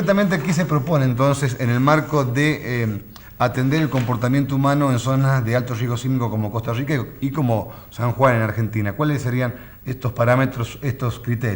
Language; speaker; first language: Spanish; native; Spanish